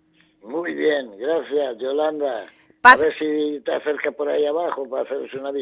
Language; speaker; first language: Spanish; native; Spanish